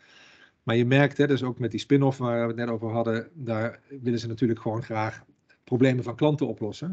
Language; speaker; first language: Dutch; native; Dutch